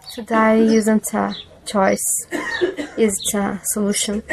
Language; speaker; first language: English; non-native, learner; Portuguese